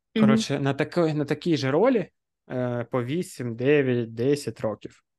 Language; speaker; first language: Ukrainian; non-native, local second language; Russian